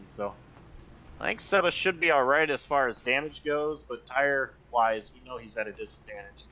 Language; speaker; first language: English; native; English